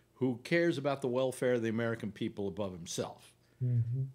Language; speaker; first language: English; native; English